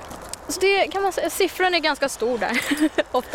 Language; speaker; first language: Swedish; non-native, fluent; Chinese